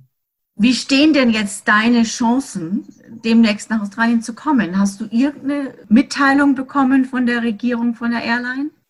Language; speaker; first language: German; native; German